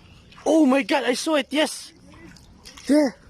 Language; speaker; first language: English; non-native, local second language; Filipino